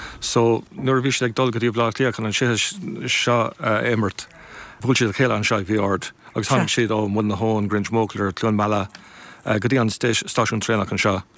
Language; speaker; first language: Irish; non-native, local second language; English